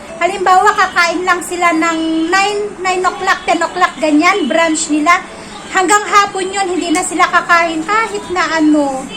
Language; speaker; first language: Filipino; native; Filipino